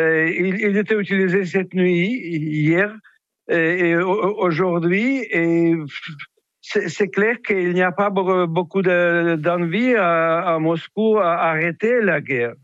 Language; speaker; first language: French; non-native, fluent; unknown